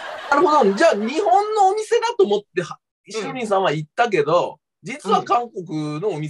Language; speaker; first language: Japanese; native; Japanese